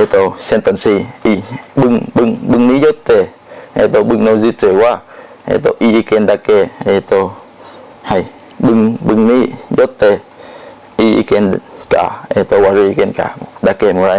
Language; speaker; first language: Japanese; non-native, learner; Thai